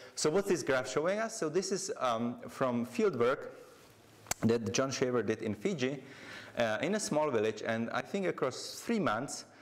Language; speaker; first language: English; non-native, fluent; Czech